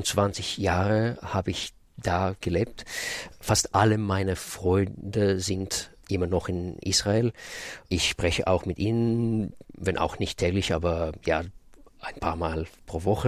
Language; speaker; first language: German; non-native, fluent; Russian